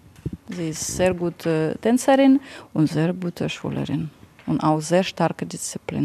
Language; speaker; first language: German; non-native, learner; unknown